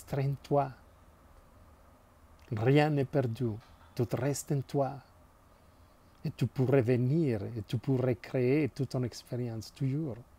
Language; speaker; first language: French; non-native, fluent; Spanish